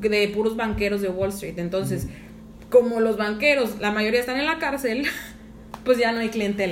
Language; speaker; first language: Spanish; native; Spanish